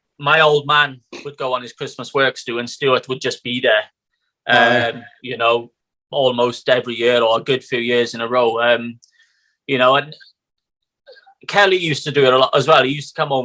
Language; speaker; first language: English; native; English